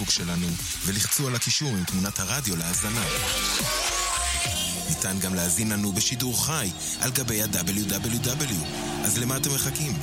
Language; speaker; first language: Hebrew; native; Hebrew